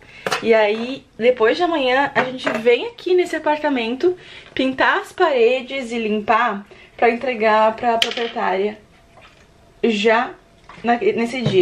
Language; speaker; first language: Portuguese; native; Portuguese